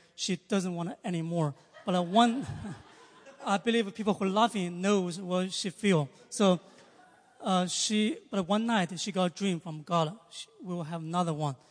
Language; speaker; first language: English; non-native, learner; Chinese